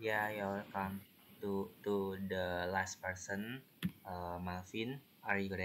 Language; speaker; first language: English; non-native, learner; Indonesian